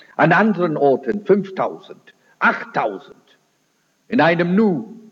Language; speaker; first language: German; early bilingual, heritage; German